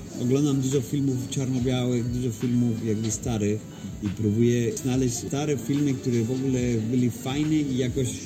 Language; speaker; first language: Polish; non-native, fluent; Spanish